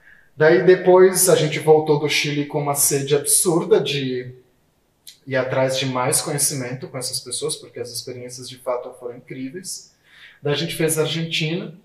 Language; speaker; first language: Portuguese; native; Portuguese